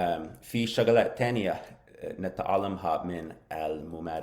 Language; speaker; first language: Arabic; non-native, learner; English